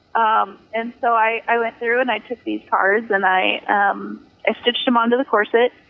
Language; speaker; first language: English; native; English